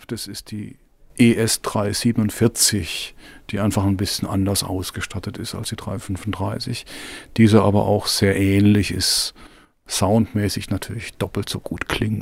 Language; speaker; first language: German; native; German